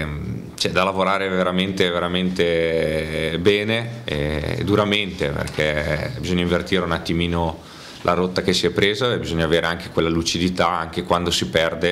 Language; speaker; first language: Italian; native; Italian